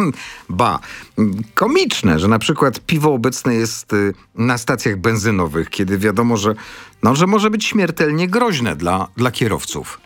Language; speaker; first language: Polish; native; Polish